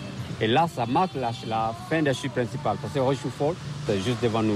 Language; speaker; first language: French; non-native, fluent; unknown